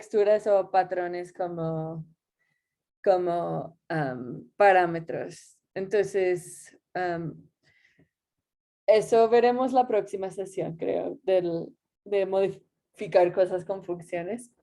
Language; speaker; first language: Spanish; non-native, fluent; English